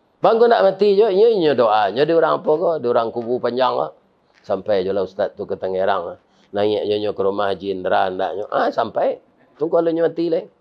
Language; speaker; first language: Malay; non-native, local second language; Minangkabau